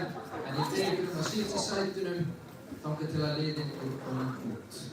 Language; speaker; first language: Icelandic; native; Icelandic